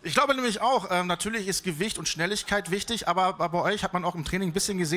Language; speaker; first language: German; native; German